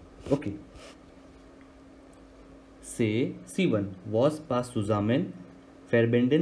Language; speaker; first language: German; non-native, learner; Hindi